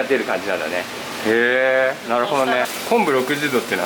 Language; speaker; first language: Japanese; native; Japanese